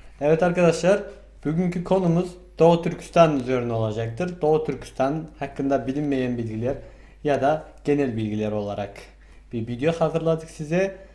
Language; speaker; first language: Turkish; non-native, fluent; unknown